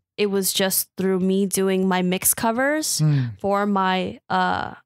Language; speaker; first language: English; native; English